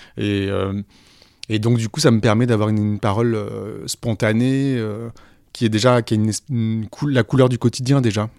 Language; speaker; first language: French; native; French